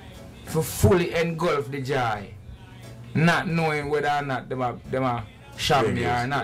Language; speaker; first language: English; non-native, local second language; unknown